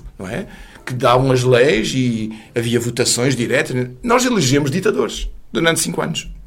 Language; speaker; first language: Portuguese; early bilingual, heritage; French